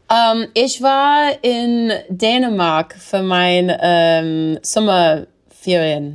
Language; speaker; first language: German; non-native, learner; English